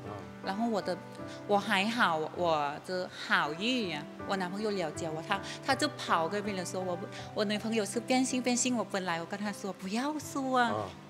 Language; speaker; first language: Chinese; non-native, learner; Thai